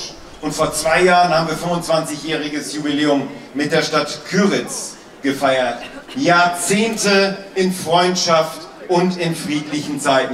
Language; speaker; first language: German; native; German